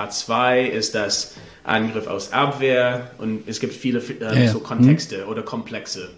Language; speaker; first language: German; non-native, learner; English